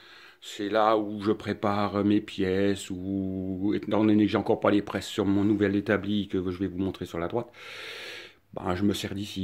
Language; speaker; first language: French; native; French